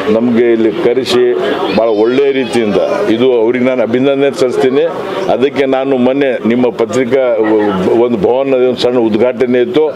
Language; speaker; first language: Kannada; non-native, local second language; Lambadi